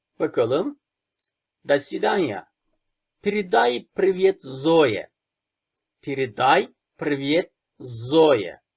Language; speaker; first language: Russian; non-native, fluent; Turkish